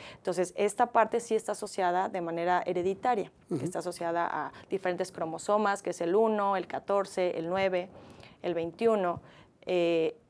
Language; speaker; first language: Spanish; native; Spanish